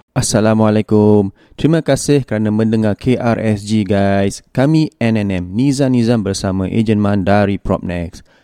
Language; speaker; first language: Malay; native; Malay